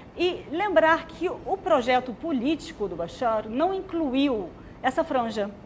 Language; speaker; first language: Portuguese; non-native, fluent; Arabic